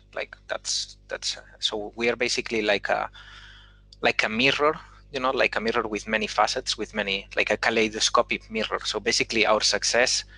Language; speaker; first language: English; non-native, fluent; Spanish